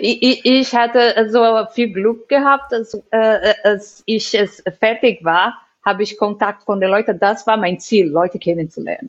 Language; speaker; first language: German; non-native, fluent; Portuguese